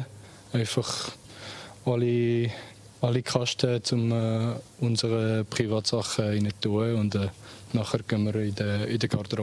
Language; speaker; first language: German; non-native, local second language; French